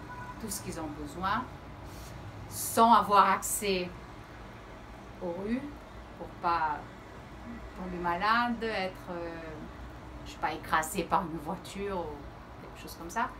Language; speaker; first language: French; early bilingual, heritage; Portuguese